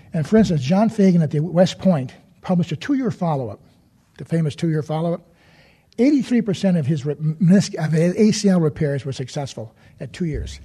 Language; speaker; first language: English; native; English